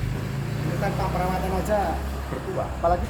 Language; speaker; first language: Indonesian; non-native, local second language; Javanese